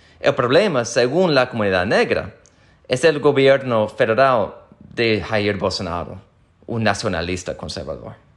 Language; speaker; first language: Spanish; non-native, fluent; English